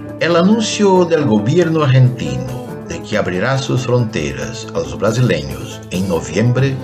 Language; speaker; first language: Spanish; non-native, fluent; Portuguese